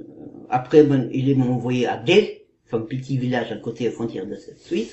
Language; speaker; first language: French; non-native, learner; Kazakh